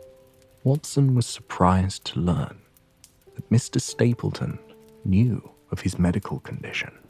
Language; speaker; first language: English; native; English